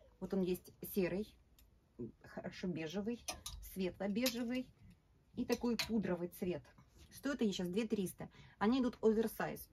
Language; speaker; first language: Russian; native; Russian